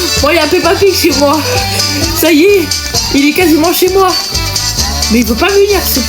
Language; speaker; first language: French; native; French